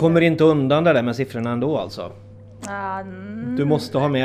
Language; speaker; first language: Swedish; native; Swedish